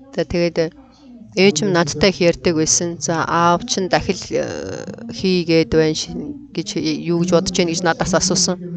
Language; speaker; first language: Mongolian; non-native, fluent; Korean